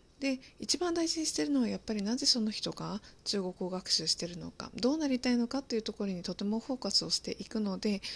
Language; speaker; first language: Japanese; native; Japanese